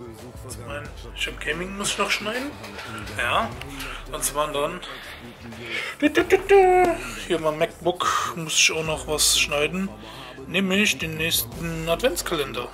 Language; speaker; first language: German; native; German